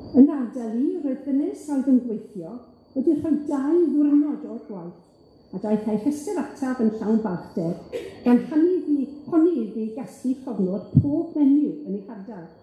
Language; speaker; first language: Welsh; native; Welsh